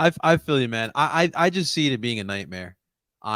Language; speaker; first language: English; native; English